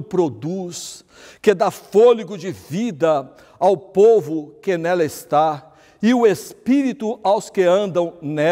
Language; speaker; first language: Portuguese; native; Portuguese